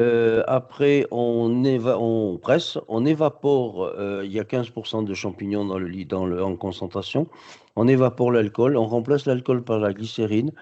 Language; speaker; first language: French; native; French